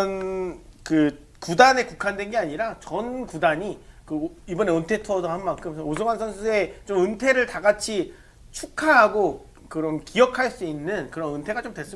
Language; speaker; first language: Korean; native; Korean